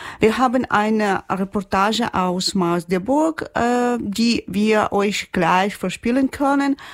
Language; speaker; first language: German; non-native, fluent; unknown